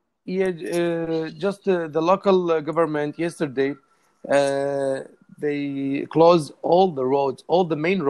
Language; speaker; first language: English; non-native, learner; Arabic